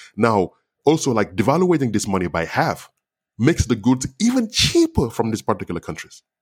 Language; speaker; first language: English; non-native, fluent; Wolof